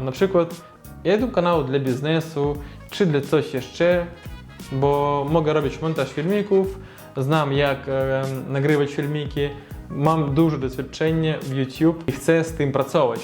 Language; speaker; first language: Polish; non-native, learner; Russian